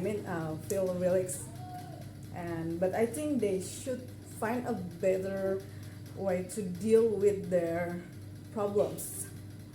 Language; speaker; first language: English; non-native, learner; Indonesian